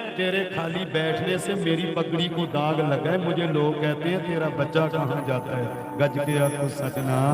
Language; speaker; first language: Hindi; non-native, local second language; Punjabi